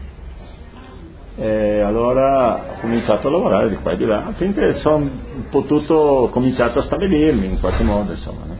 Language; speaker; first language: Italian; non-native, local second language; Friulian